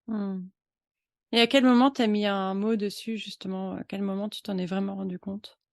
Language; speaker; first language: French; native; French